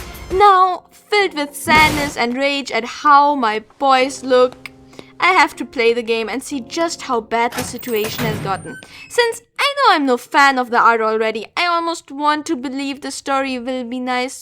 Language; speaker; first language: English; native; English